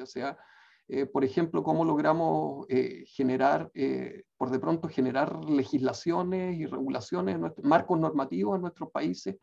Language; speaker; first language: Spanish; native; Spanish